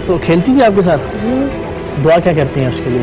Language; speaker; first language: Urdu; native; Urdu